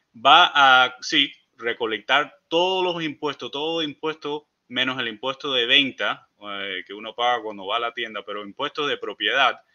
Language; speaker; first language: Spanish; early bilingual, heritage; Spanish